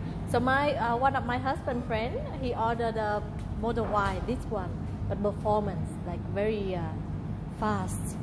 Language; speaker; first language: English; non-native, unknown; Vietnamese